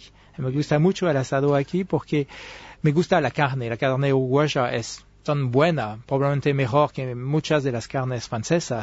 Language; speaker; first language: Spanish; non-native, fluent; French